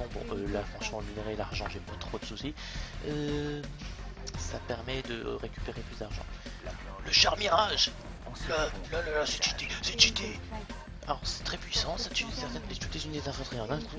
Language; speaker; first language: French; native; French